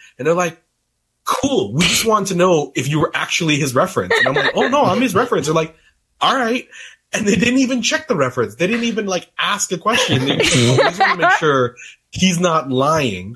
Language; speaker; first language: English; native; English